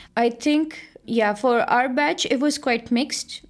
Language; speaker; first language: English; non-native, local second language; Punjabi